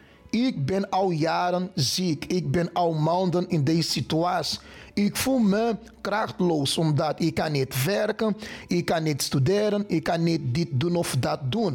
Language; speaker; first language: Dutch; non-native, fluent; Portuguese